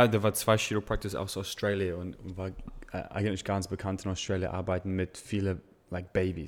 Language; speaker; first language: German; non-native, learner; English